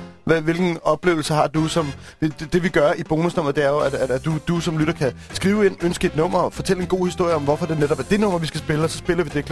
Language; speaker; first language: Danish; native; Danish